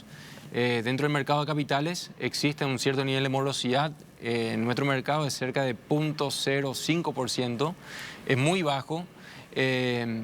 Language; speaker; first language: Spanish; native; Spanish